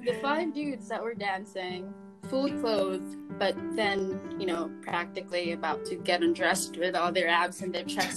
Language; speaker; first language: English; non-native, local second language; Filipino